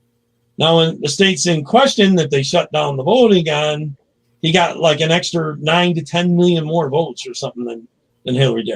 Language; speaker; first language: English; native; English